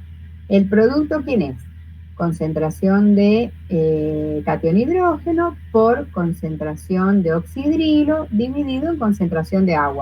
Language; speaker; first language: Spanish; native; Spanish